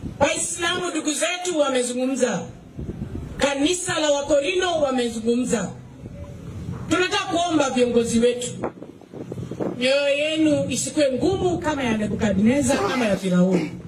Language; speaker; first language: Swahili; non-native, local second language; Kikuyu